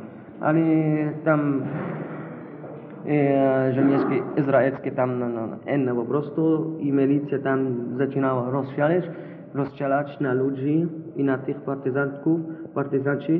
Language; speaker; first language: Polish; non-native, fluent; Arabic